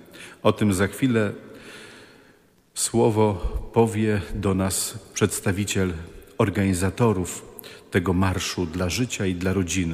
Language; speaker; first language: Polish; native; Polish